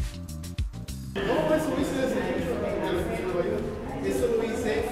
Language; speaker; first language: Spanish; native; Spanish